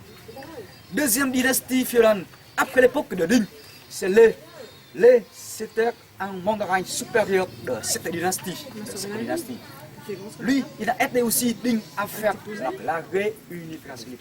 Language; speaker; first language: French; non-native, fluent; Vietnamese